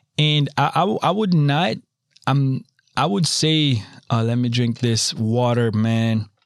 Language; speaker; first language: English; non-native, local second language; Filipino